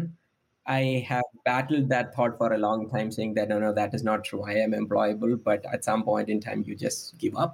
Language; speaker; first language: English; non-native, local second language; Malayalam